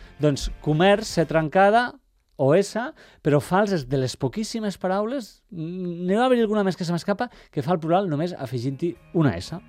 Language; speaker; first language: Catalan; native; Catalan